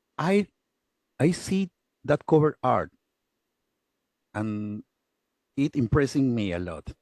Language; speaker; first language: English; non-native, learner; Spanish